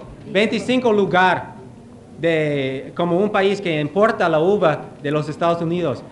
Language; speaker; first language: Spanish; non-native, fluent; English